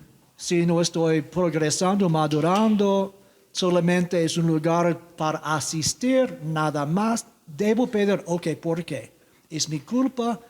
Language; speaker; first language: Spanish; non-native, learner; English